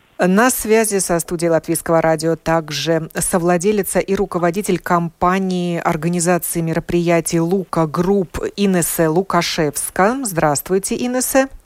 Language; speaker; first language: Russian; native; Russian